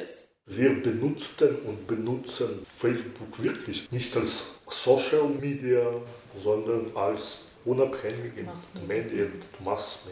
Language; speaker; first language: German; non-native, fluent; Belarusian